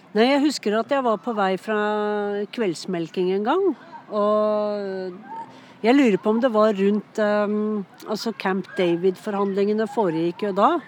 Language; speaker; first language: Norwegian; native; Norwegian